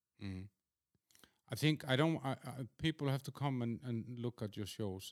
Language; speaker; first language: English; non-native, fluent; Icelandic